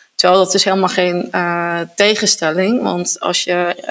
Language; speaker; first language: Dutch; native; Dutch